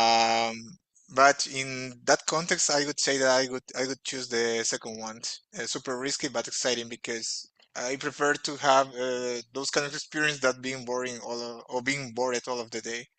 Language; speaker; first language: English; non-native, fluent; Portuguese